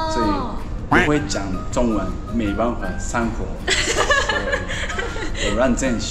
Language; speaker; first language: Chinese; non-native, learner; Japanese